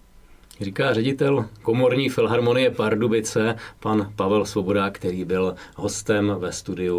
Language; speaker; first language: Czech; native; Czech